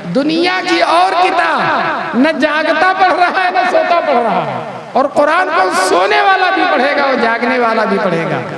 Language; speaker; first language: Urdu; native; Urdu